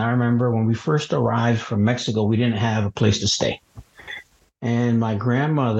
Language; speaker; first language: English; native; English